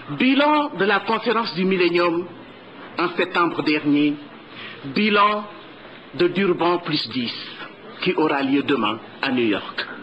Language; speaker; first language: French; non-native, local second language; Wolof